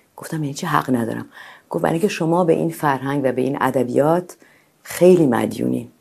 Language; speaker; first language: Persian; native; Persian